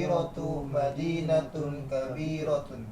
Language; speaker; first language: Arabic; non-native, learner; Indonesian